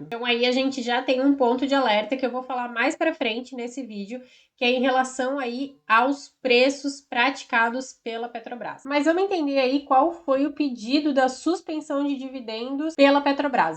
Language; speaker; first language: Portuguese; native; Portuguese